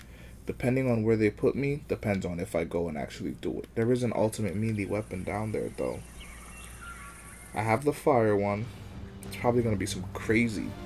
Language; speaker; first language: English; native; English